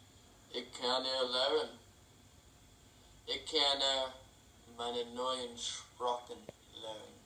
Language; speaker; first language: German; non-native, learner; English